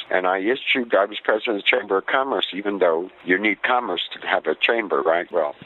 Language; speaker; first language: English; native; English